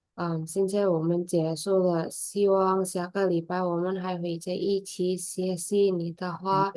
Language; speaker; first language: Chinese; non-native, learner; Indonesian